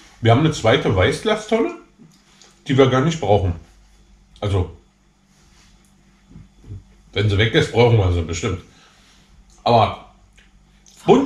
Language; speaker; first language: German; native; German